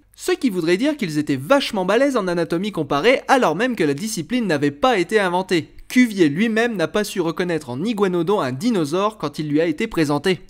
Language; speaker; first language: French; native; French